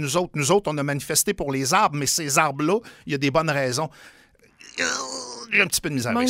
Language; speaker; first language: French; native; French